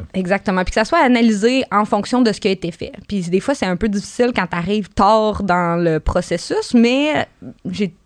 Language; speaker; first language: French; native; French